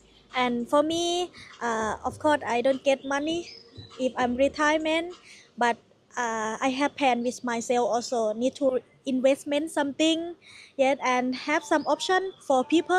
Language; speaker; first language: English; non-native, learner; Thai